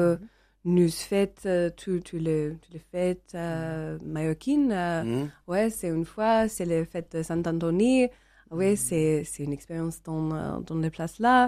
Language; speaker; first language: French; non-native, learner; English